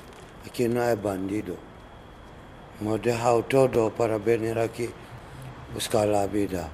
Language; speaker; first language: Spanish; non-native, learner; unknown